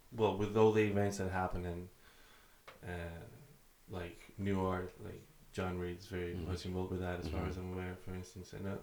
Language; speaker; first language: English; non-native, fluent; Greek